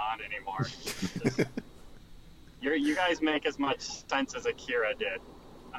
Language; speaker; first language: English; native; English